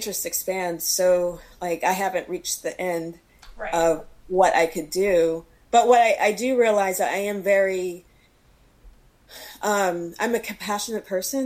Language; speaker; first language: English; native; English